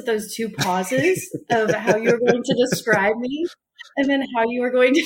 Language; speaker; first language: English; native; English